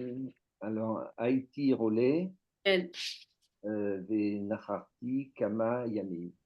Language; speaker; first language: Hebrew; non-native, learner; French